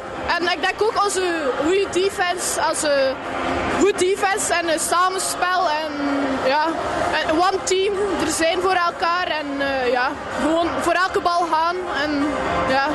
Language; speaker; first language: Dutch; native; Dutch